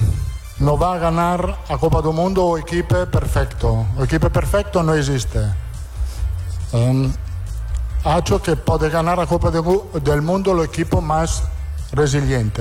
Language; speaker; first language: Portuguese; non-native, learner; Italian